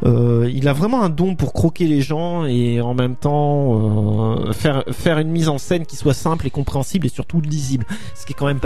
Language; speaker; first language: French; native; French